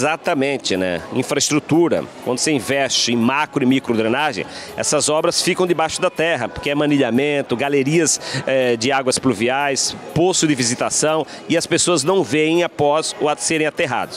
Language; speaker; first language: Portuguese; native; Portuguese